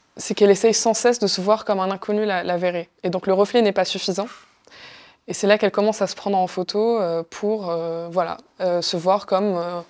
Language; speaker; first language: French; non-native, local second language; Arabic